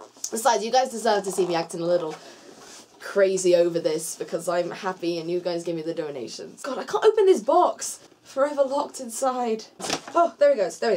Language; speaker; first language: English; native; English